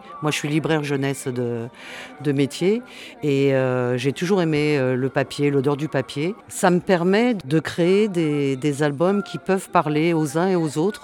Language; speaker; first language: French; native; French